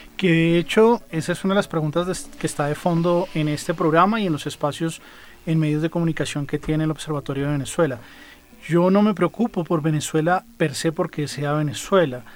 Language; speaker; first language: Spanish; native; Spanish